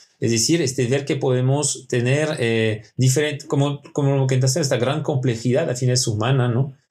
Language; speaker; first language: Spanish; non-native, fluent; French